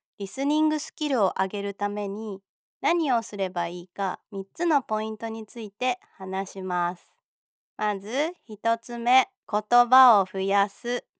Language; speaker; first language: Japanese; native; Japanese